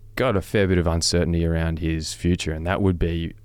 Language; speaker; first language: English; native; English